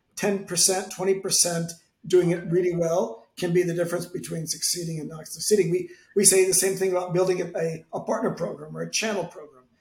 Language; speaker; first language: English; native; English